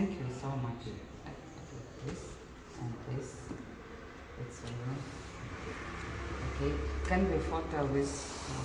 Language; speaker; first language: English; non-native, learner; Russian